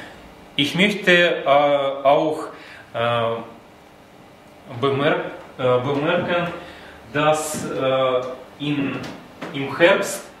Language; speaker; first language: German; non-native, learner; Russian